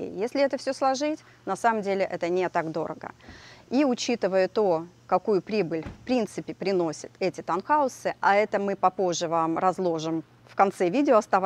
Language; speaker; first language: Russian; native; Russian